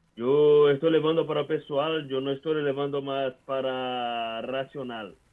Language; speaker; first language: Spanish; non-native, learner; Portuguese